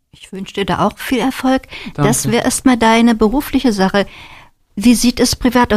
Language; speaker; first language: German; native; German